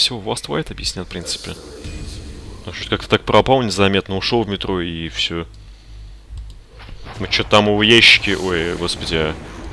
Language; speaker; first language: Russian; native; Russian